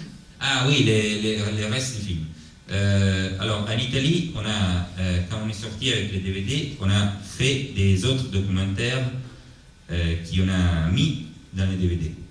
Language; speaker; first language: French; non-native, fluent; Italian